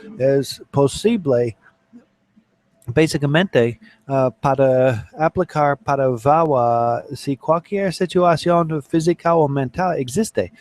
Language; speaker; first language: Spanish; non-native, learner; English